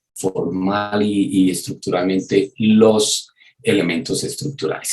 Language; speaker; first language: Spanish; native; Spanish